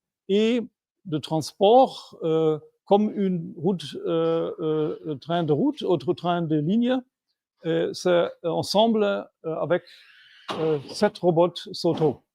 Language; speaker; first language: French; non-native, fluent; German